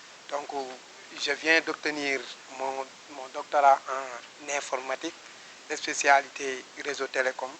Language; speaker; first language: French; non-native, local second language; Wolof